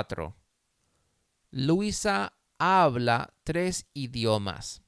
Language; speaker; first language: Spanish; non-native, fluent; English